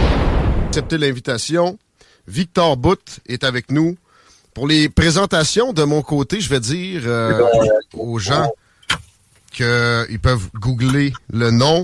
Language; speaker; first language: French; native; French